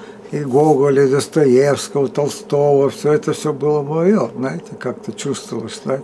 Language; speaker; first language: Russian; early bilingual, heritage; Russian